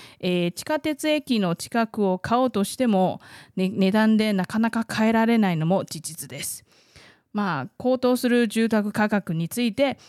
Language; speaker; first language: Japanese; non-native, fluent; Chinese